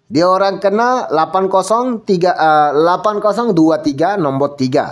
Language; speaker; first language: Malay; non-native, learner; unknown